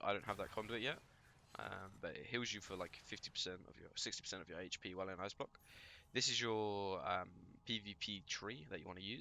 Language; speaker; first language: English; native; English